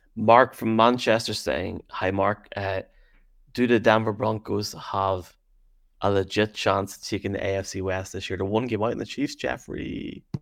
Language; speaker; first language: English; native; English